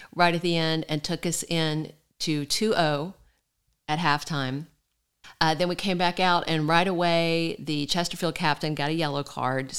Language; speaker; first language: English; native; English